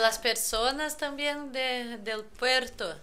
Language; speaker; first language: Spanish; non-native, fluent; Portuguese